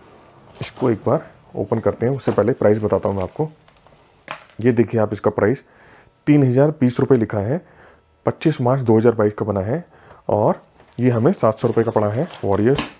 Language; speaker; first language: Hindi; native; Hindi